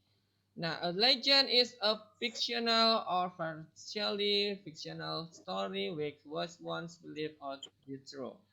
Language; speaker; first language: English; non-native, learner; Indonesian